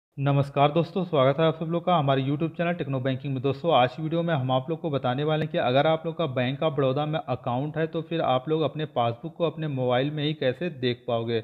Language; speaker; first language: Hindi; native; Hindi